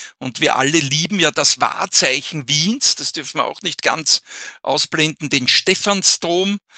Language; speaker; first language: German; native; German